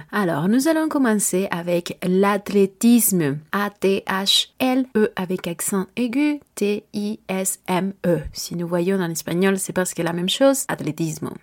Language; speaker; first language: French; non-native, learner; Spanish